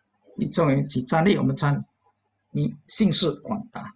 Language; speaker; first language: Chinese; native; Chinese